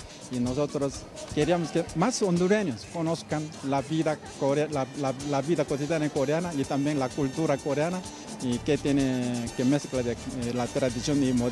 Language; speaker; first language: Spanish; non-native, fluent; Korean